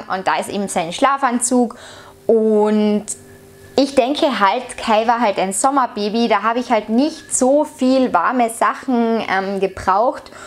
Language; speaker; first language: German; native; German